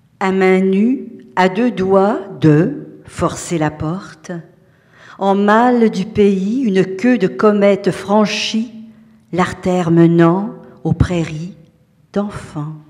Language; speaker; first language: French; native; French